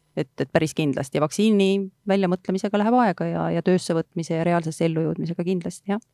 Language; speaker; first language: Estonian; native; Estonian